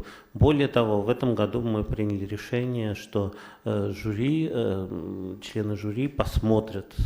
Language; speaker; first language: Russian; native; Russian